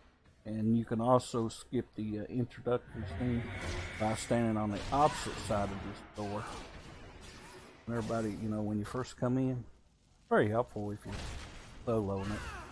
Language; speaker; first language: English; native; English